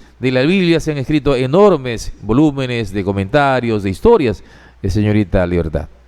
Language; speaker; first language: Spanish; native; Spanish